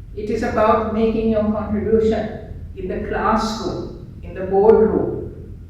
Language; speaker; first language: English; non-native, local second language; Sinhala